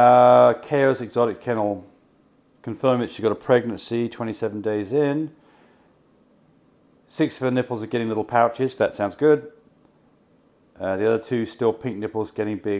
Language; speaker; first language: English; native; English